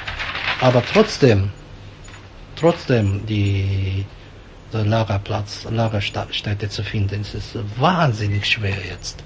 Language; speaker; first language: German; non-native, fluent; Japanese